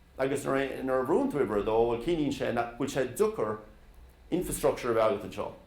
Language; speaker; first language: Irish; native; Irish